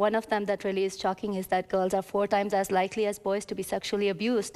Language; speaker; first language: English; non-native, local second language; Urdu